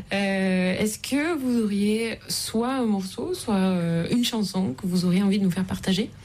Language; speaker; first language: French; native; French